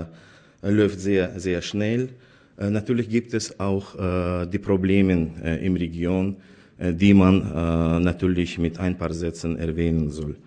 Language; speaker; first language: German; non-native, fluent; Azerbaijani